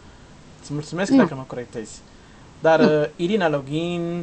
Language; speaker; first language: Romanian; non-native, learner; Portuguese